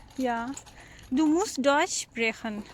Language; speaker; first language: German; non-native, learner; Urdu